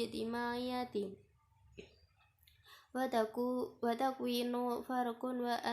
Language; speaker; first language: Arabic; non-native, learner; Indonesian